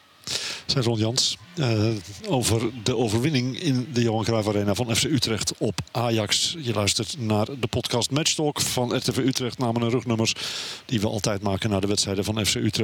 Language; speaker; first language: Dutch; native; Dutch